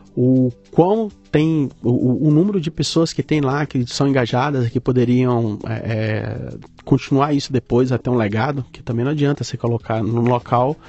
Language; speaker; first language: Portuguese; native; Portuguese